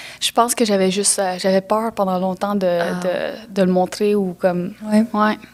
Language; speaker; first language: French; non-native, local second language; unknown